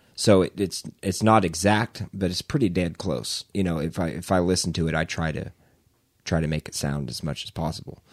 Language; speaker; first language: English; native; English